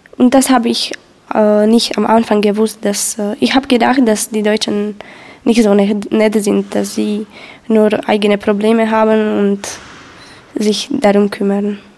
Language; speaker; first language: German; non-native, fluent; Slovak